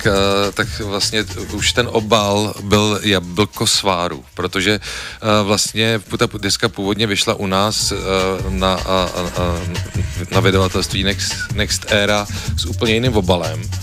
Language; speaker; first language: Czech; native; Czech